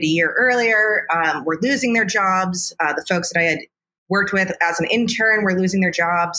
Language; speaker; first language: English; native; English